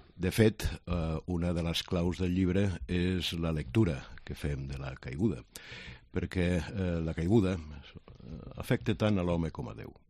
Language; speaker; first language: Catalan; native; Catalan